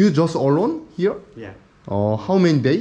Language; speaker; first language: English; non-native, learner; Korean